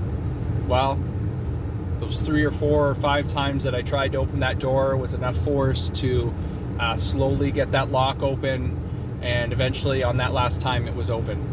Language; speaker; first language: English; native; English